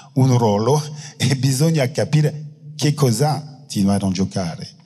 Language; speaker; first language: Italian; non-native, fluent; French